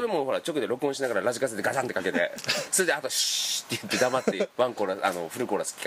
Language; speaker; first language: Japanese; native; Japanese